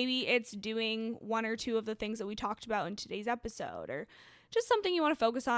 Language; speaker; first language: English; native; English